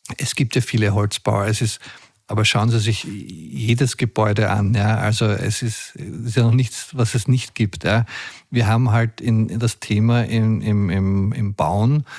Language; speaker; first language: German; native; German